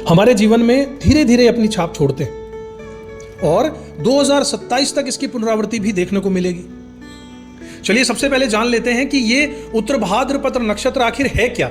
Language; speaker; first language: Hindi; native; Hindi